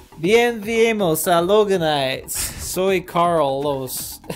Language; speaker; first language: Spanish; non-native, learner; English